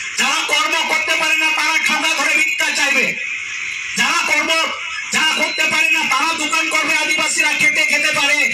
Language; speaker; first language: Bangla; non-native, local second language; Santali